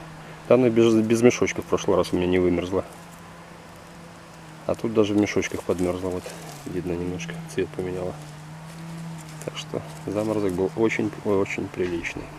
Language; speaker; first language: Russian; native; Russian